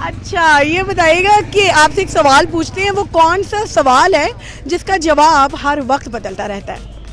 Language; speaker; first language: Urdu; native; Urdu